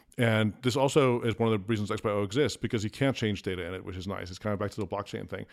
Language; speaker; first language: English; early bilingual, other home language; Afrikaans